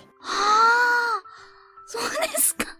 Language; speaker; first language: Japanese; non-native, learner; Korean